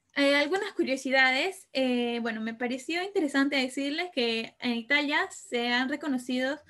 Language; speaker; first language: Spanish; early bilingual, other home language; Italian